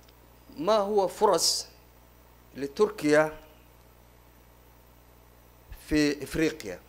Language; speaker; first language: Arabic; non-native, local second language; Somali